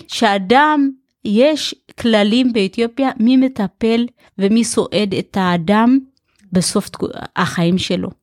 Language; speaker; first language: Hebrew; early bilingual, other home language; Amharic